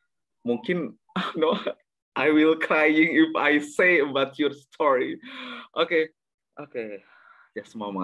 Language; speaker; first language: English; non-native, learner; Indonesian